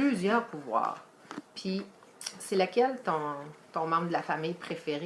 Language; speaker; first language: French; native; French